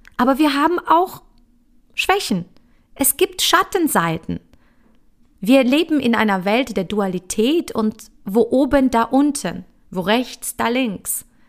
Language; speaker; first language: German; early bilingual, other home language; Polish